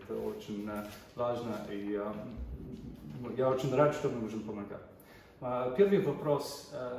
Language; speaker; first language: Russian; non-native, learner; English